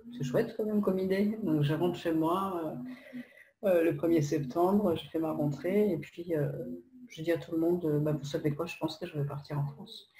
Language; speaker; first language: French; non-native, fluent; Polish